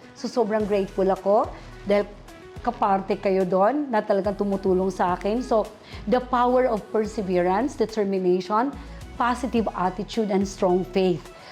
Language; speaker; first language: Filipino; non-native, local second language; Cebuano